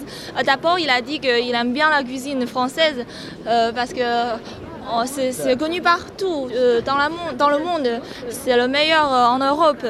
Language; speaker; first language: French; non-native, fluent; Chinese